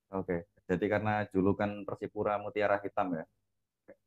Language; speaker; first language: Indonesian; native; Indonesian